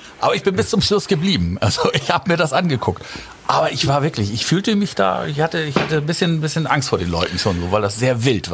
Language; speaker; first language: German; native; German